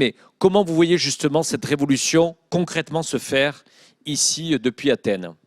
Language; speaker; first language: French; native; French